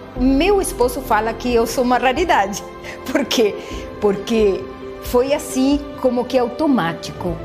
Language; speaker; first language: Portuguese; non-native, fluent; Spanish